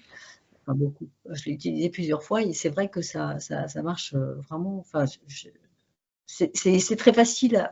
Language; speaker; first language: French; native; French